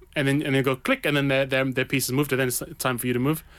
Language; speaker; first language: English; native; English